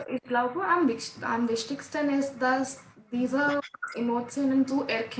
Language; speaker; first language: German; non-native, learner; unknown